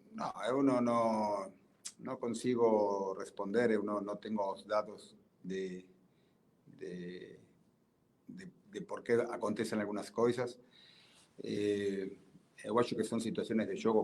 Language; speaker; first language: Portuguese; non-native, learner; Spanish